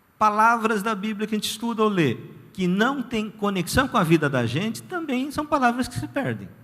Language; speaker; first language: Portuguese; early bilingual, other home language; Korean